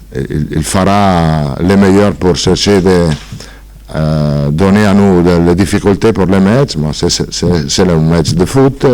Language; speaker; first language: French; non-native, fluent; Italian